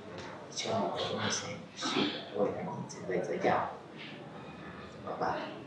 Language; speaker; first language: Chinese; non-native, learner; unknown